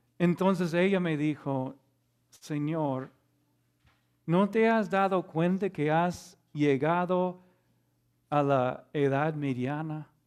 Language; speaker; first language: Spanish; non-native, fluent; English